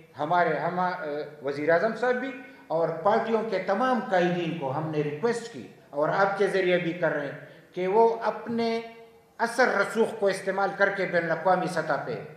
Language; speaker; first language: Urdu; non-native, local second language; Pashto